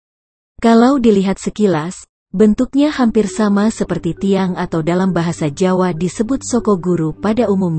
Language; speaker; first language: Indonesian; native; Indonesian